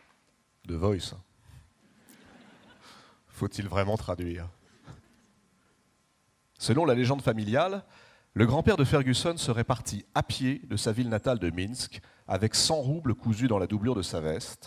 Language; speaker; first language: French; native; French